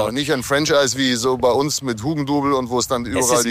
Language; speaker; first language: German; native; German